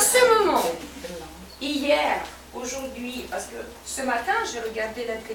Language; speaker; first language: French; non-native, fluent; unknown